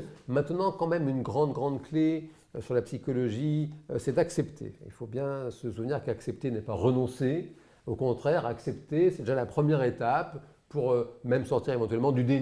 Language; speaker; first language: French; native; French